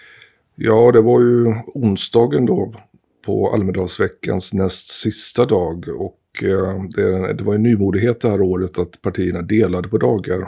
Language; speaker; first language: Swedish; native; Swedish